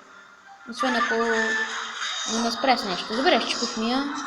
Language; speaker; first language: Bulgarian; native; Bulgarian